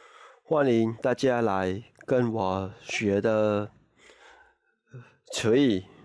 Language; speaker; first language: Chinese; non-native, fluent; Khmer